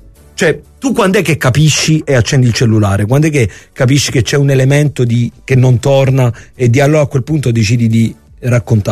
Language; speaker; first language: Italian; native; Italian